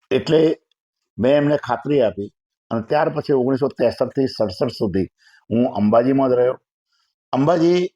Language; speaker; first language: Gujarati; native; Gujarati